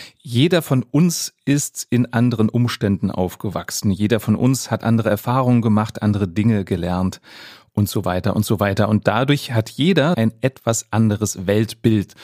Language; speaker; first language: German; native; German